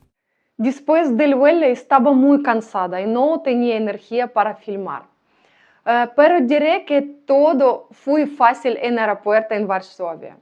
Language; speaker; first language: Spanish; non-native, learner; Ukrainian